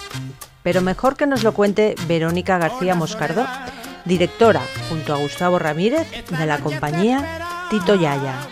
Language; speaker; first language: Spanish; native; Spanish